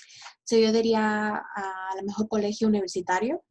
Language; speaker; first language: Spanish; early bilingual, heritage; Spanish